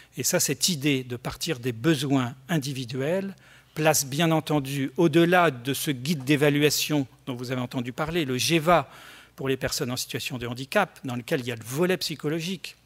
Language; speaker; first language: French; native; French